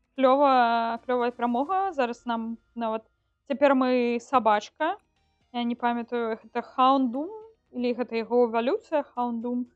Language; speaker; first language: Belarusian; non-native, local second language; Russian